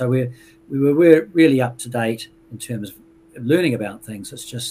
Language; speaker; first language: English; native; English